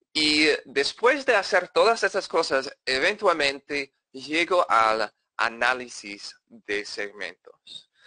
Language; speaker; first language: Spanish; non-native, fluent; English